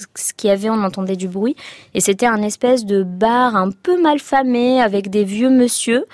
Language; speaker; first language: French; non-native, local second language; Arabic